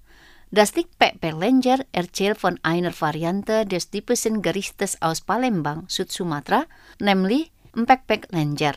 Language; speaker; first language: German; non-native, fluent; Indonesian